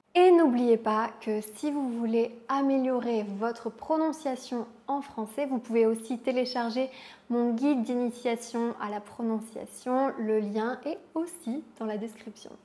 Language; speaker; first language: French; native; French